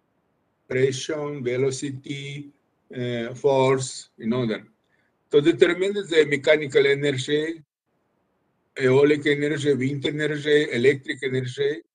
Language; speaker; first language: English; non-native, learner; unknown